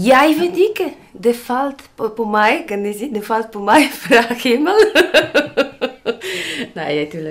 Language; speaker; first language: Norwegian; non-native, learner; Polish